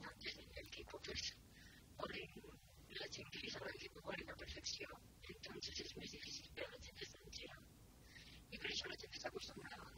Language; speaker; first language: Catalan; non-native, local second language; Spanish